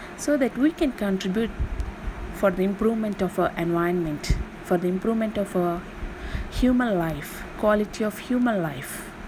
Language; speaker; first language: English; non-native, local second language; Malayalam